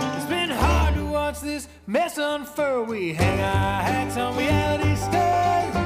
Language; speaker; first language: English; native; English